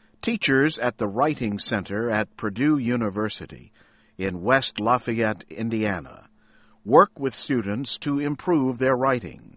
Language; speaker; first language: English; native; English